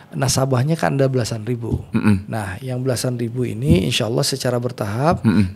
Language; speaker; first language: Indonesian; native; Indonesian